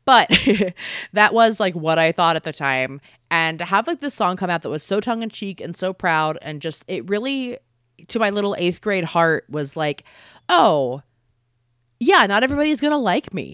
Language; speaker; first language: English; native; English